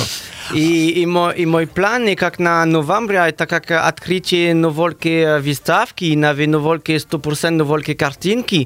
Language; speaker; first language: Russian; non-native, learner; French